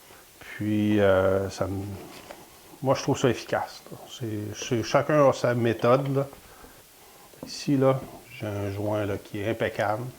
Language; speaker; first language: French; native; French